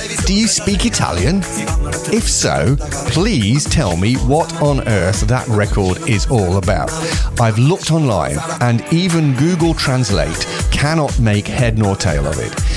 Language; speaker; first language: English; native; English